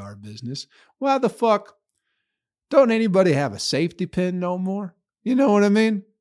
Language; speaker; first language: English; native; English